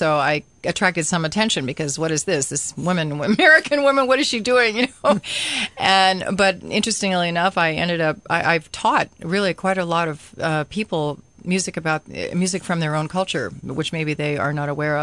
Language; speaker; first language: English; native; English